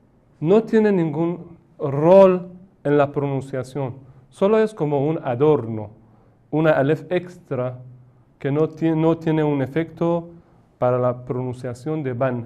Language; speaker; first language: Spanish; non-native, fluent; Persian